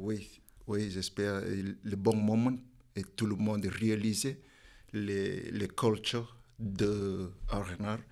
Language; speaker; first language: French; non-native, learner; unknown